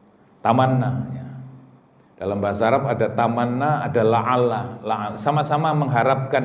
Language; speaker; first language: Indonesian; native; Indonesian